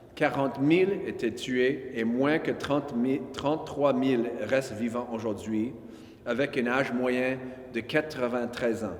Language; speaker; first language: French; non-native, local second language; English